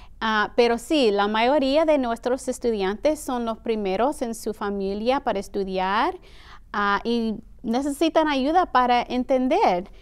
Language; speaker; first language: Spanish; early bilingual, heritage; Spanish